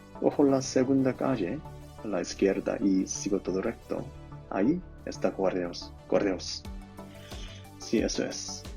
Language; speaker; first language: Spanish; non-native, learner; Korean